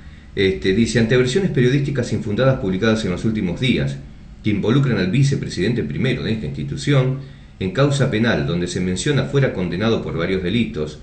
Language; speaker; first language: Spanish; native; Spanish